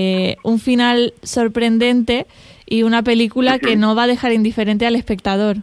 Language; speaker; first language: Spanish; native; Spanish